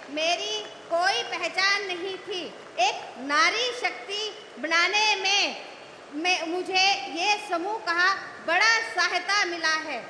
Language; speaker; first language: Hindi; native; Hindi